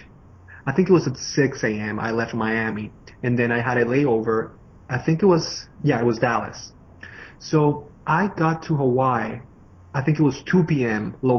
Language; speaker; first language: English; non-native, fluent; Spanish